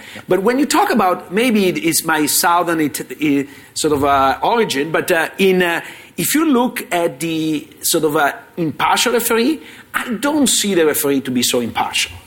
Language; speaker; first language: English; non-native, fluent; Italian